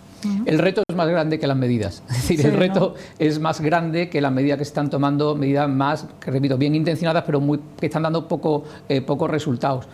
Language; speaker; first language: Spanish; native; Spanish